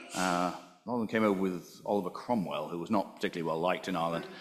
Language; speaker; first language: English; native; English